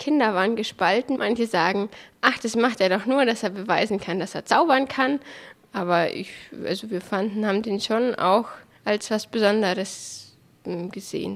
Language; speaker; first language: German; native; German